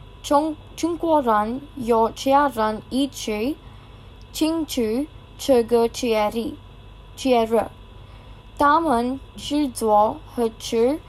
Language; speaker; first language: Chinese; non-native, learner; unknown